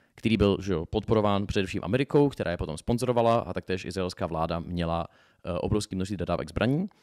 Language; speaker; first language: Czech; non-native, fluent; Russian